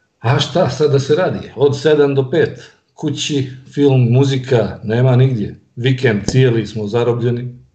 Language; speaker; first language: Serbian; native; Serbian